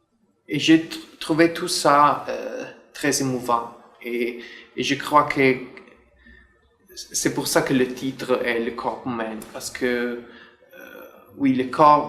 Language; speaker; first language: French; non-native, fluent; Italian